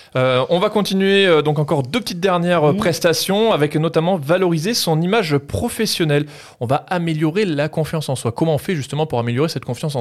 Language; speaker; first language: French; native; French